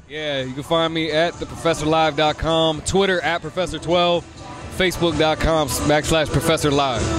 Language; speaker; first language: English; native; English